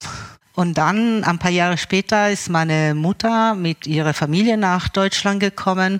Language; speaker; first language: German; early bilingual, other home language; Italian